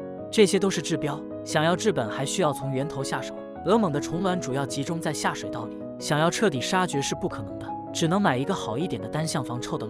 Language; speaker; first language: Chinese; native; Chinese